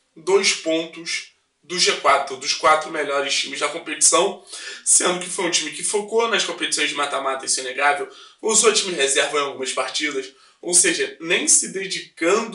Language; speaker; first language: Portuguese; native; Portuguese